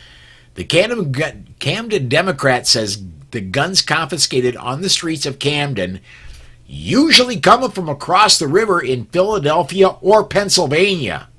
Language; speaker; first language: English; native; English